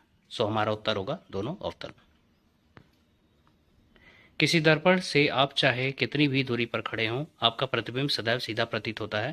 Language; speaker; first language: Hindi; native; Hindi